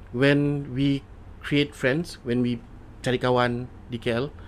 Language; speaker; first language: English; non-native, local second language; Malay